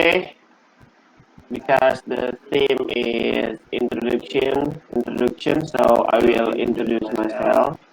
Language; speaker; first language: English; non-native, learner; Indonesian